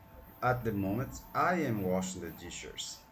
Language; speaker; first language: English; non-native, learner; Portuguese